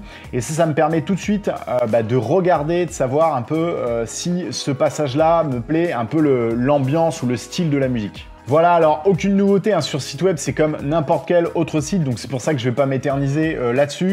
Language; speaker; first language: French; native; French